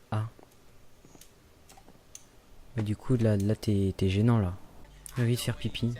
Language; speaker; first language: French; native; French